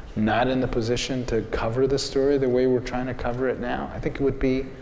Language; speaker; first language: English; native; English